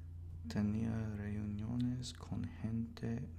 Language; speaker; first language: Spanish; non-native, learner; English